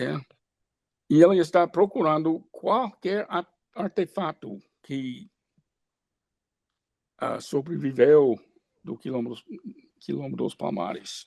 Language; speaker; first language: Portuguese; non-native, fluent; English